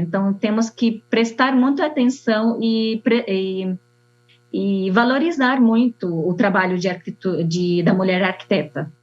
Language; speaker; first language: Portuguese; non-native, fluent; Arabic